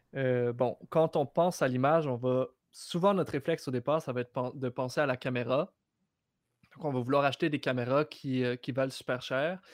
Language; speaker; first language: French; native; French